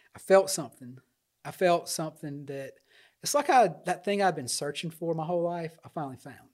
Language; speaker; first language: English; native; English